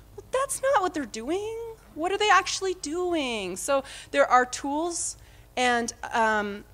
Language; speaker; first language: English; native; English